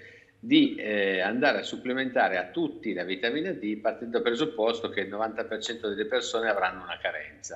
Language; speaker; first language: Italian; native; Italian